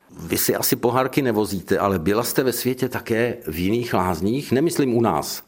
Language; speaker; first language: Czech; native; Czech